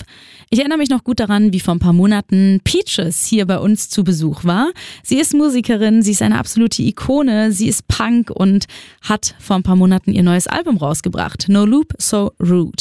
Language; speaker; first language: German; native; German